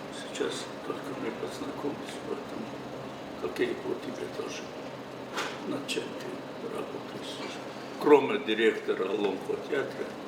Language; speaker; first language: Russian; non-native, fluent; Mongolian